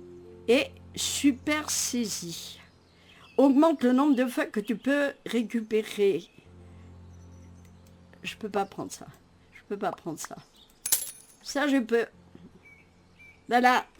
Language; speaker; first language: French; native; French